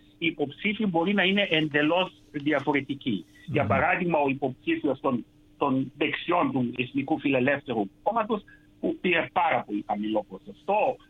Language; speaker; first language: Greek; non-native, fluent; Romanian